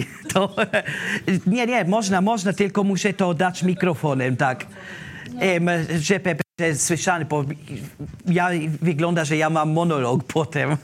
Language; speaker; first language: Polish; non-native, learner; German